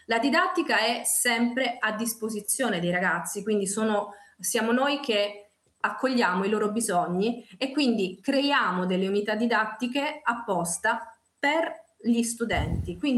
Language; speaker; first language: Italian; native; Italian